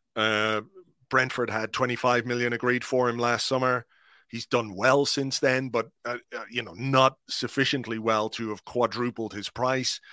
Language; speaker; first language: English; native; English